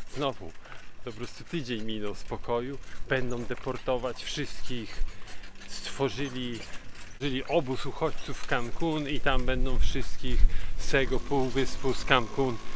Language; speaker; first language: Polish; native; Polish